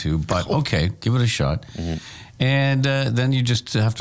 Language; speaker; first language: English; native; English